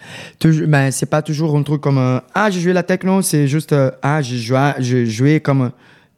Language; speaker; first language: French; non-native, learner; Portuguese